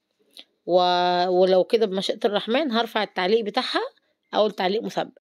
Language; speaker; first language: Arabic; native; Arabic